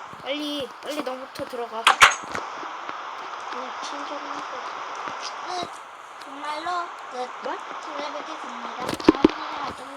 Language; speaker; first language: Korean; native; Korean